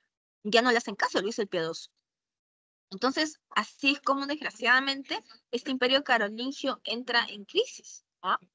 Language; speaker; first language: Spanish; native; Spanish